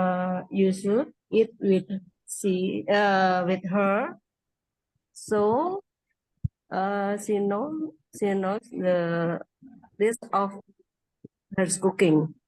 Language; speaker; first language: English; non-native, learner; Indonesian